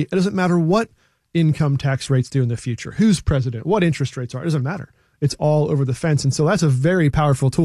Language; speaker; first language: English; native; English